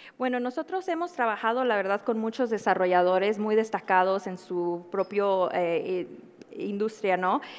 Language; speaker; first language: Spanish; early bilingual, heritage; Spanish